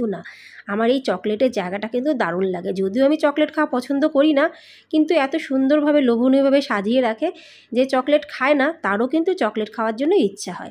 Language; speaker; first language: Bangla; native; Bangla